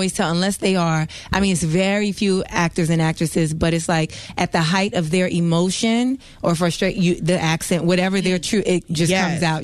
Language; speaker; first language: English; native; English